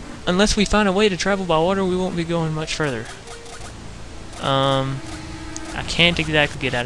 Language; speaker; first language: English; native; English